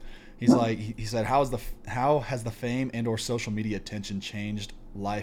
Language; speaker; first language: English; native; English